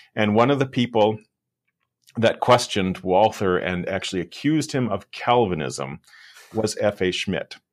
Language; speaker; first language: English; native; English